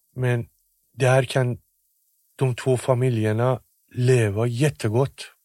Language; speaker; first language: Swedish; non-native, fluent; Persian